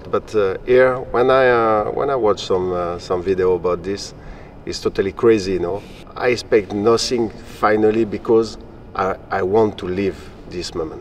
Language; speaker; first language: English; non-native, fluent; French